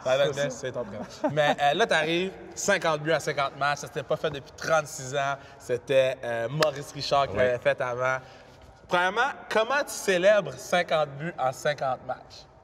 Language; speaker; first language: French; native; French